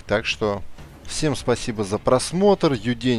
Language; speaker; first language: Russian; native; Russian